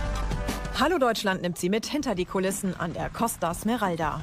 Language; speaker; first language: German; native; German